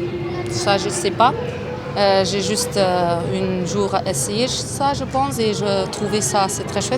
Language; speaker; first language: French; non-native, fluent; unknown